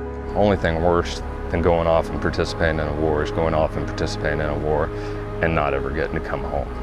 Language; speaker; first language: English; native; English